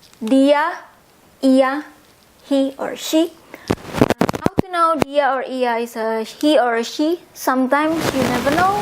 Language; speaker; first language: English; non-native, fluent; Indonesian